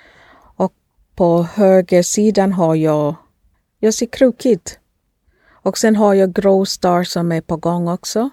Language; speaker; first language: Swedish; non-native, fluent; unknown